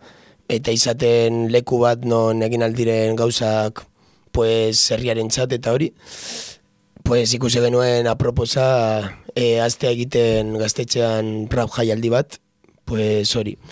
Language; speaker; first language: Basque; non-native, local second language; Spanish